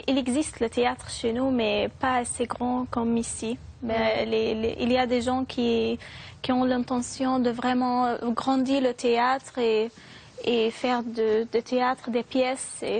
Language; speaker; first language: French; non-native, fluent; Arabic